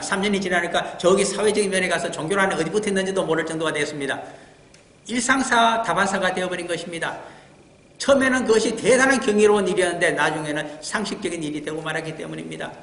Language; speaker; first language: Korean; native; Korean